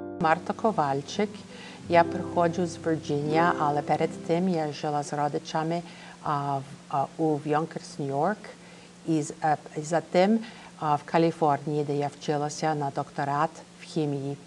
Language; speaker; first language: Ukrainian; early bilingual, heritage; English